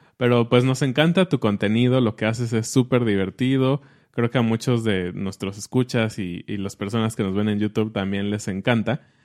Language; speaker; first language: Spanish; native; Spanish